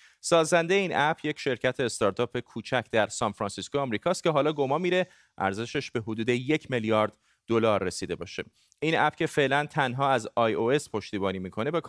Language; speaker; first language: Persian; non-native, local second language; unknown